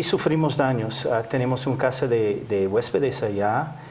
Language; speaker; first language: Spanish; non-native, fluent; English